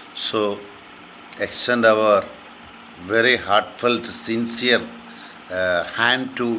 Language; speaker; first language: English; non-native, local second language; Malayalam